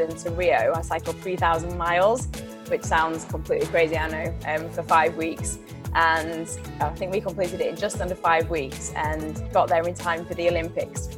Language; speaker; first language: English; native; English